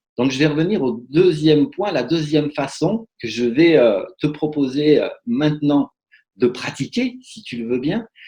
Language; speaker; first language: French; native; French